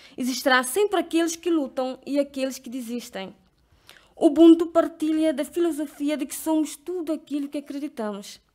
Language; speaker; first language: Portuguese; non-native, local second language; Kabuverdianu